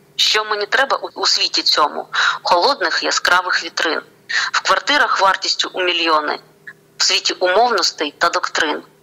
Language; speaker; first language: Ukrainian; non-native, local second language; Russian